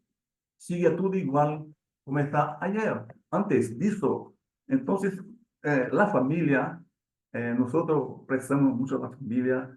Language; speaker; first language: Spanish; non-native, learner; Portuguese